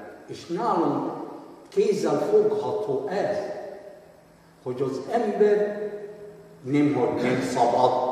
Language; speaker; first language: Hungarian; non-native, fluent; Arabic